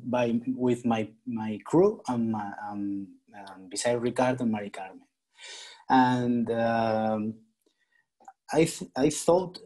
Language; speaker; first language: English; non-native, learner; Spanish